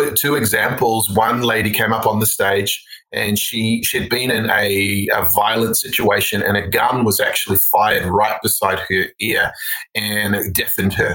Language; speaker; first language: English; native; English